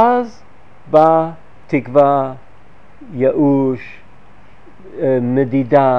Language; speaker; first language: Hebrew; non-native, fluent; English